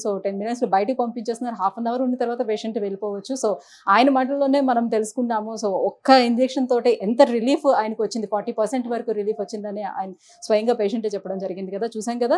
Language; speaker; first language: Telugu; native; Telugu